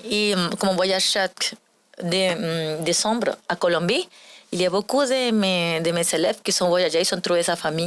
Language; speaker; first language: French; non-native, learner; Spanish